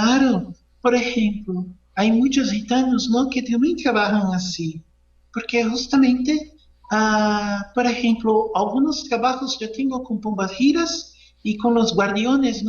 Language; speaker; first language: Spanish; non-native, learner; Portuguese